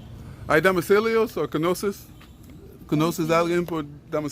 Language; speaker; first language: Spanish; non-native, learner; English